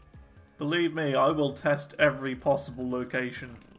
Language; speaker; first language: English; native; English